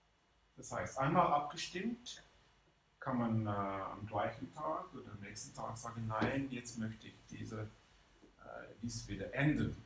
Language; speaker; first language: German; non-native, fluent; English